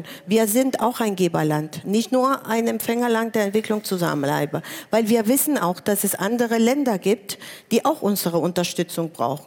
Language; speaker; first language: German; non-native, fluent; Spanish